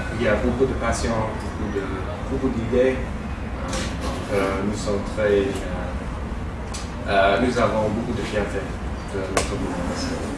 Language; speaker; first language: French; non-native, learner; English